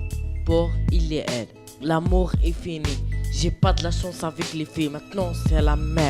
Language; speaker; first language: French; non-native, learner; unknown